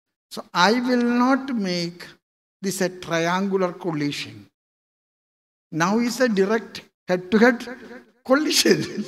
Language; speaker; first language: English; non-native, local second language; Malayalam